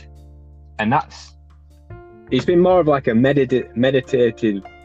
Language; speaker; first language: English; native; English